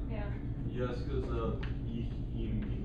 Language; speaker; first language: Russian; non-native, learner; English